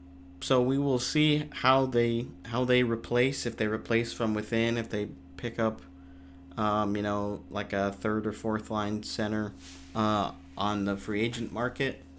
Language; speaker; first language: English; native; English